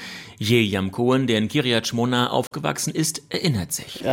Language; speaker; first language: German; native; German